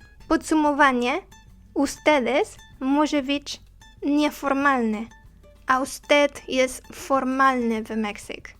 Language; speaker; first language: Polish; non-native, learner; Spanish